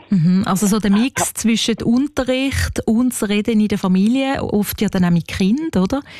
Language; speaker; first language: German; native; German